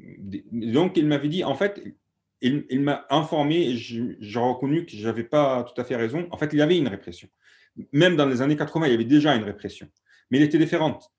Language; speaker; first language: French; non-native, fluent; Arabic